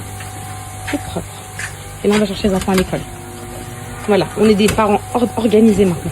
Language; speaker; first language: French; native; French